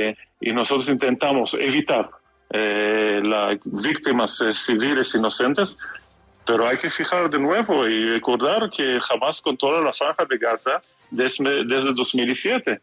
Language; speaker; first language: Spanish; non-native, fluent; Hebrew